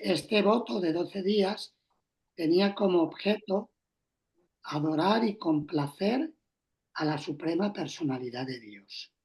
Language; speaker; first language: Spanish; native; Spanish